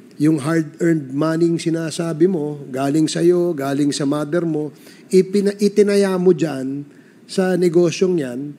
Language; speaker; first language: Filipino; native; Filipino